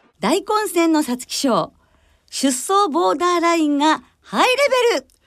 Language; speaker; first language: Japanese; native; Japanese